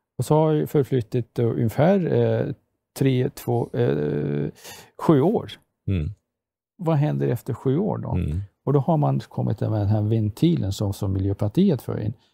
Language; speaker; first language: Swedish; non-native, fluent; Persian